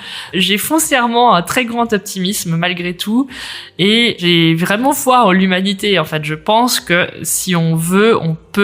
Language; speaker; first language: French; native; French